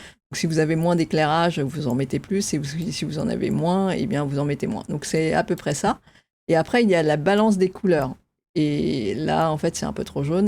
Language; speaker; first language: French; native; French